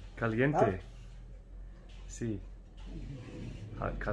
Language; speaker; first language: Spanish; non-native, learner; English